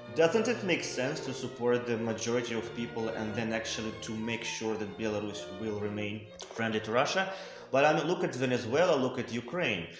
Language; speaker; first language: English; non-native, fluent; Russian